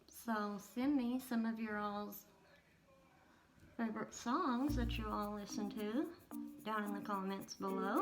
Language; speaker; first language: English; native; English